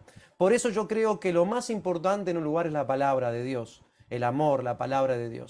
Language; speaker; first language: Spanish; native; Spanish